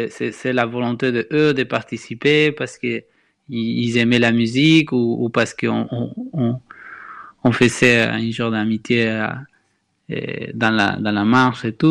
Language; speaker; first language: French; non-native, fluent; Spanish